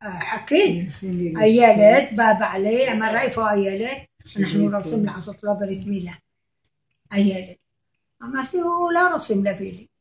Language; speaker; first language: Hebrew; non-native, learner; Arabic